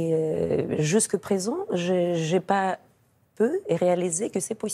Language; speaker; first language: French; non-native, fluent; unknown